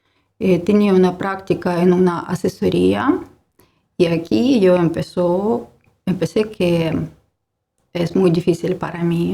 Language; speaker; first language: Spanish; non-native, learner; Ukrainian